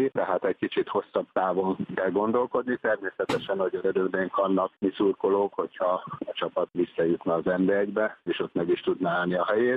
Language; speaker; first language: Hungarian; native; Hungarian